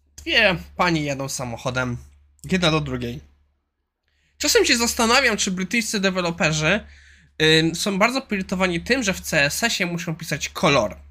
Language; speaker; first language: Polish; native; Polish